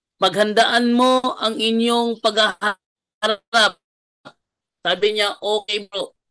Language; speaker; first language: Filipino; non-native, local second language; Cebuano